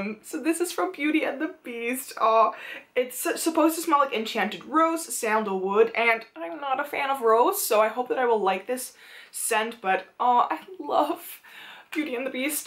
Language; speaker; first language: English; non-native, fluent; Dutch